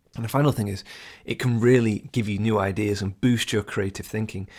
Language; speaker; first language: English; native; English